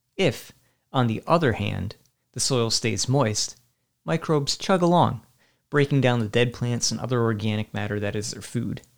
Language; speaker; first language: English; native; English